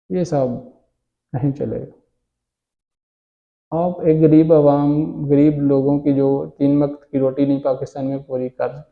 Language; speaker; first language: Urdu; native; Urdu